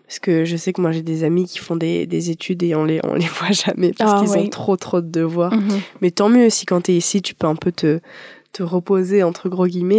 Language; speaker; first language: French; native; French